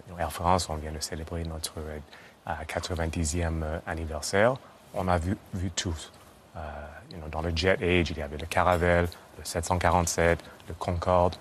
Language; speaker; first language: French; non-native, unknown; English